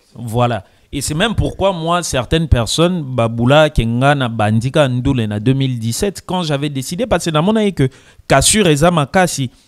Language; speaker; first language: French; non-native, local second language; Lingala